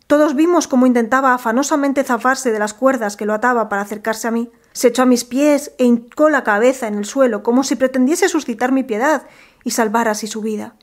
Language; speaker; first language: Spanish; native; Spanish